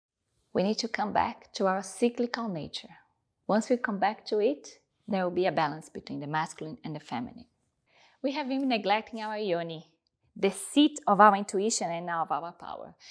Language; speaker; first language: English; non-native, fluent; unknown